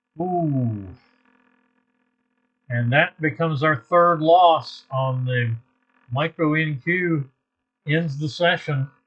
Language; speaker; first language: English; native; English